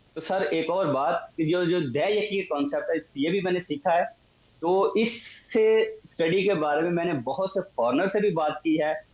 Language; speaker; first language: Urdu; non-native, local second language; Punjabi